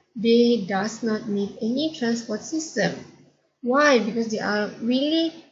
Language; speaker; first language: English; non-native, local second language; Malay